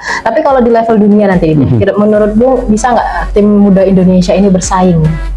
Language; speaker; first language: Indonesian; native; Indonesian